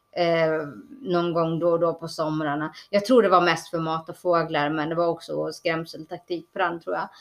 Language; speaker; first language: Swedish; early bilingual, other home language; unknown